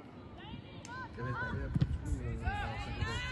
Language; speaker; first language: French; non-native, fluent; English